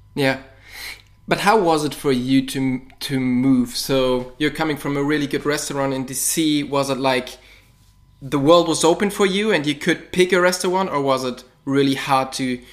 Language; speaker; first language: English; non-native, fluent; German